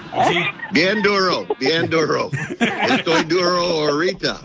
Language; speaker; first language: Spanish; non-native, learner; English